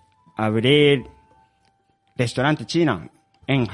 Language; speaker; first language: Spanish; non-native, learner; Japanese